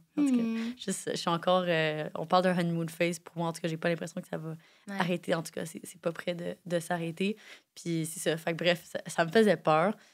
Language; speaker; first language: French; native; French